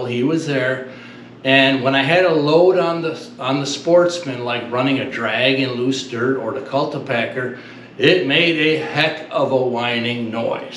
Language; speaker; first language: English; native; English